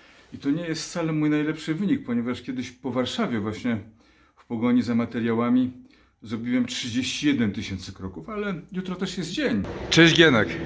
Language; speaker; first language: Polish; native; Polish